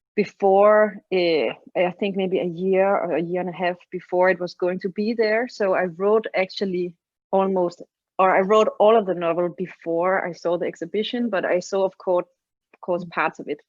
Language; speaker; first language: English; non-native, fluent; Danish